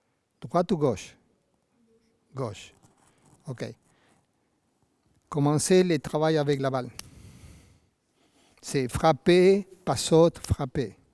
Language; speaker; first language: French; non-native, fluent; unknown